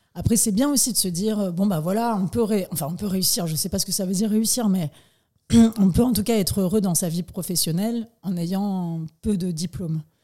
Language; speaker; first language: French; native; French